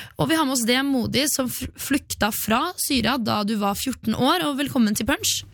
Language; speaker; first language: Norwegian; native; Norwegian